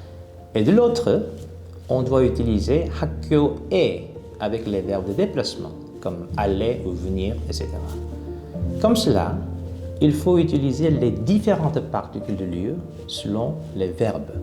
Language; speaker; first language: French; non-native, fluent; Korean